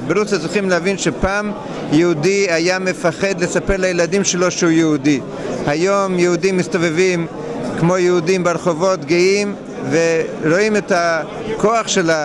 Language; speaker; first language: Hebrew; non-native, fluent; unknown